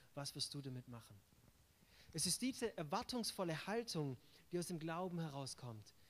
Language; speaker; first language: German; native; German